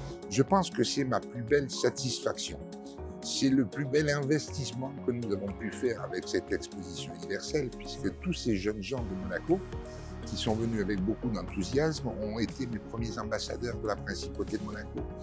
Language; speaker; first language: French; native; French